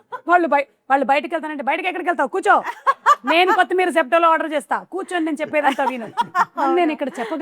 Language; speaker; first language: Telugu; native; Telugu